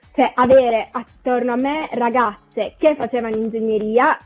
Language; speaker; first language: Italian; native; Italian